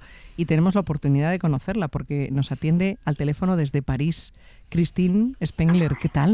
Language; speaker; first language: Spanish; native; Spanish